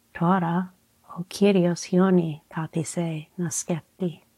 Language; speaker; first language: Greek; non-native, learner; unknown